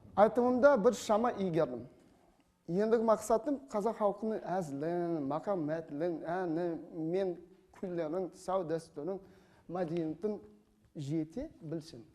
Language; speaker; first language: Kazakh; non-native, fluent; Russian